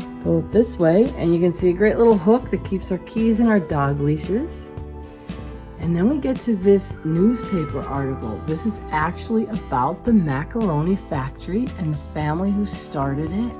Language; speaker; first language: English; native; English